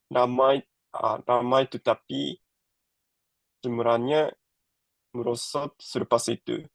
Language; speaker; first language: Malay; non-native, learner; Japanese